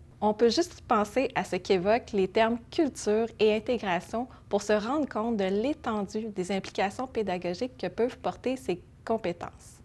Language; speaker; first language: French; early bilingual, other home language; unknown